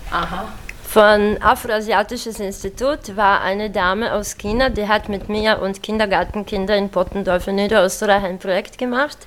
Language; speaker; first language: German; native; German